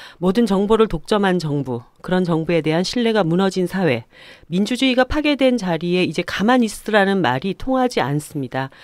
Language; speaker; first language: Korean; native; Korean